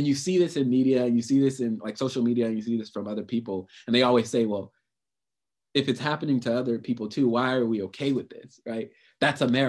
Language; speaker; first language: English; native; English